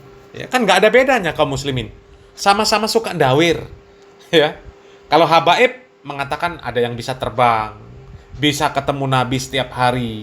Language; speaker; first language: Indonesian; native; Indonesian